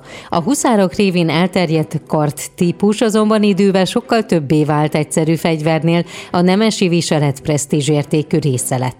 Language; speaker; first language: Hungarian; native; Hungarian